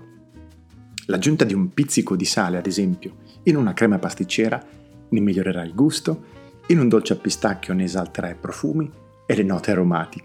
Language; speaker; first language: Italian; native; Italian